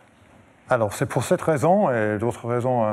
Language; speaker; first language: French; non-native, fluent; English